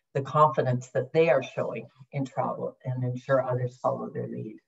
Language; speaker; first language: English; native; English